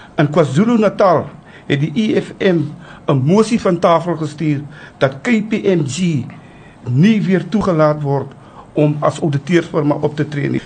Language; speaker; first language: Afrikaans; native; Afrikaans